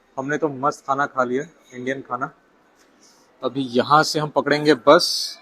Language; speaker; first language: Hindi; non-native, local second language; Bangla